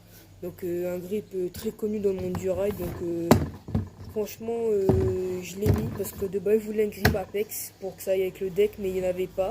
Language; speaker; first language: French; native; French